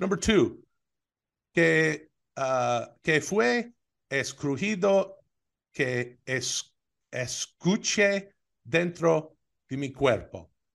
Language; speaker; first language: Spanish; non-native, learner; English